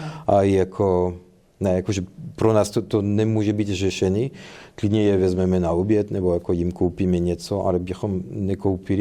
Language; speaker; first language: Czech; non-native, fluent; French